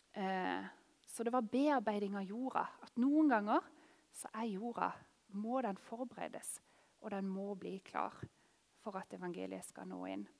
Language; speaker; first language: Norwegian; native; Norwegian